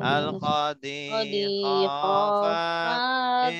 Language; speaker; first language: Arabic; non-native, fluent; Indonesian